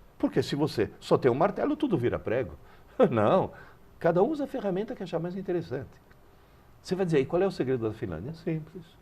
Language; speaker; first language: Portuguese; early bilingual, other home language; Italian